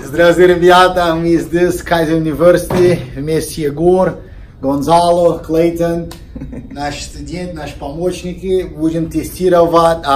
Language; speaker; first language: Russian; non-native, fluent; Portuguese